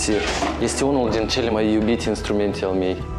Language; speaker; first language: Romanian; non-native, local second language; Russian